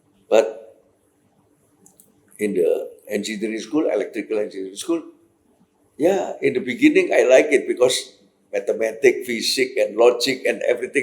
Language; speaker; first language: English; non-native, fluent; Indonesian